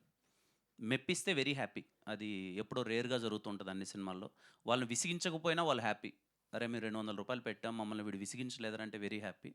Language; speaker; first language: Telugu; native; Telugu